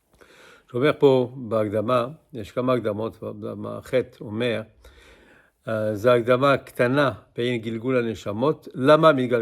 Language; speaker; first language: Hebrew; non-native, fluent; English